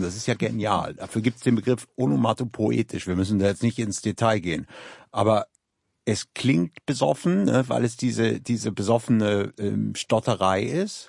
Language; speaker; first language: German; native; German